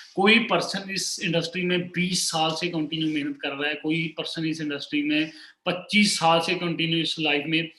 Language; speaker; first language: Hindi; non-native, local second language; Punjabi